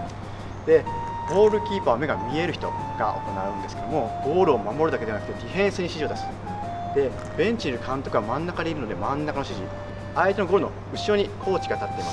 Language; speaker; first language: Japanese; native; Japanese